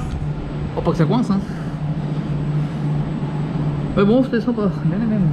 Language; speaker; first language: French; native; French